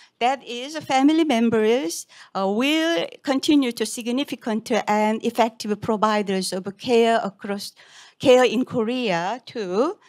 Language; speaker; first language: English; non-native, fluent; Korean